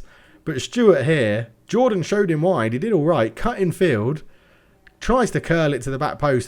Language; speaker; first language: English; native; English